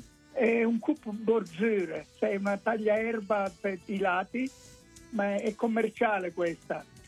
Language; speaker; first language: Italian; early bilingual, heritage; Italian